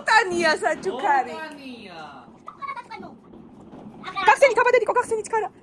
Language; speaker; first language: Georgian; native; Georgian